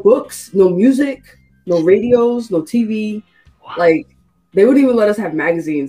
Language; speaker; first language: English; native; English